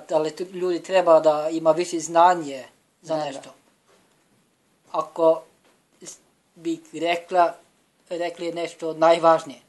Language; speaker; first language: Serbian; non-native, learner; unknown